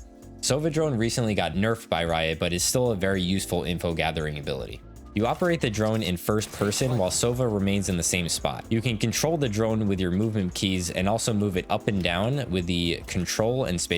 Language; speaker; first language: English; native; English